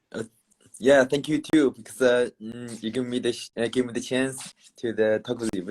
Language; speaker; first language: English; non-native, learner; Chinese